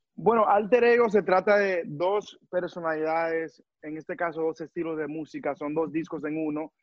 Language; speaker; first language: Spanish; early bilingual, heritage; Spanish